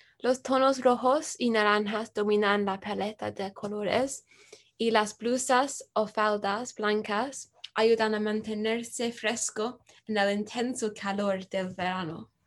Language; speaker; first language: Spanish; non-native, learner; English